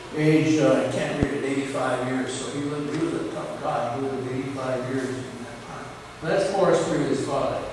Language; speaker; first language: English; native; English